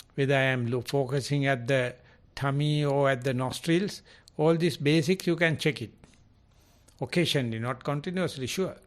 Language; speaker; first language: English; non-native, local second language; Sinhala